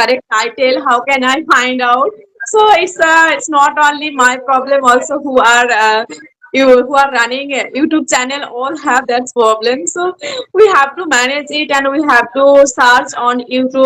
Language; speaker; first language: English; non-native, learner; Bangla